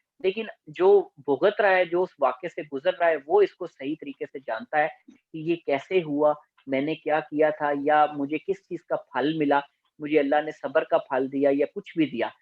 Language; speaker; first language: Urdu; non-native, local second language; Punjabi